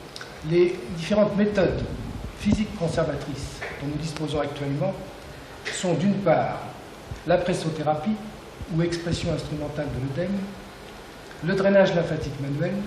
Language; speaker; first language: French; native; French